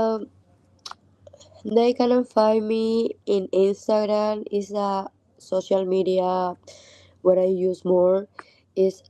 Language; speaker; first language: English; non-native, learner; Spanish